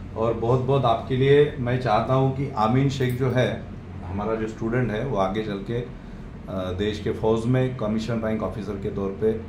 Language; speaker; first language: Hindi; non-native, local second language; Marathi